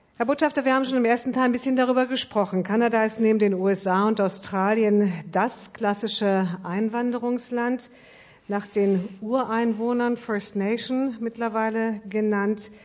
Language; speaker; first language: German; native; German